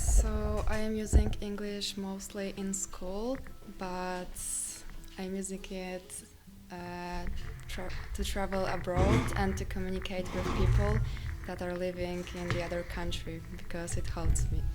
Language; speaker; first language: English; non-native, fluent; Polish